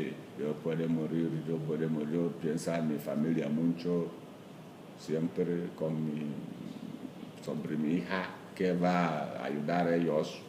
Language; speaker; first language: Spanish; non-native, learner; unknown